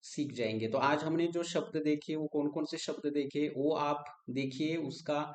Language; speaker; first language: Hindi; non-native, local second language; Marathi